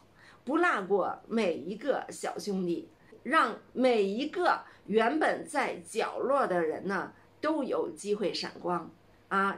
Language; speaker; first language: Chinese; native; Chinese